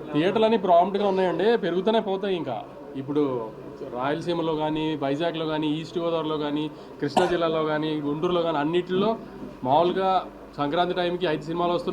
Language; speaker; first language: Telugu; native; Telugu